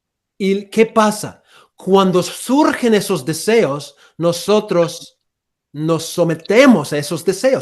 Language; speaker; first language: Spanish; non-native, fluent; English